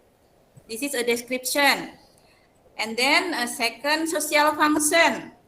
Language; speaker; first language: English; non-native, learner; Indonesian